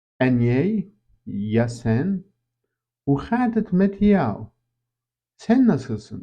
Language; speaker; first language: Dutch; non-native, fluent; Turkish